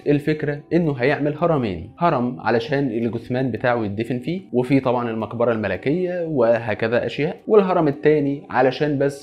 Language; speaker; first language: Arabic; native; Arabic